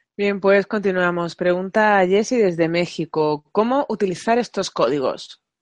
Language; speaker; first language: Spanish; native; Spanish